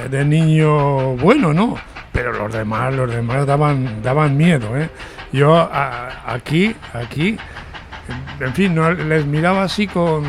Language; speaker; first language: Spanish; native; Spanish